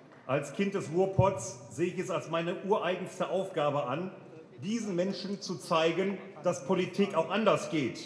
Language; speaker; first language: German; native; German